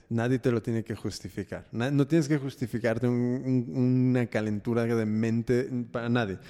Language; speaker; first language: Spanish; early bilingual, heritage; Spanish